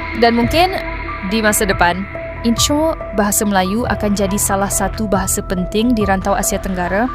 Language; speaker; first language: Malay; native; Malay